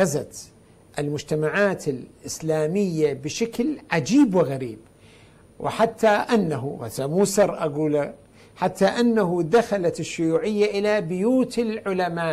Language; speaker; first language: Arabic; native; Arabic